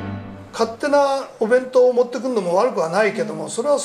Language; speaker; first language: Japanese; native; Japanese